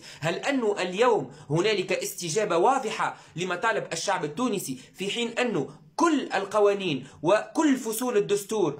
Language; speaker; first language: Arabic; native; Arabic